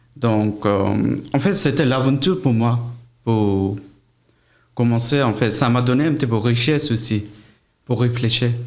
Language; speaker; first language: French; non-native, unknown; Bangla